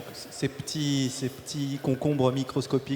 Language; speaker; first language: French; native; French